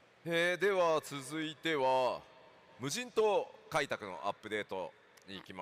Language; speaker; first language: Japanese; native; Japanese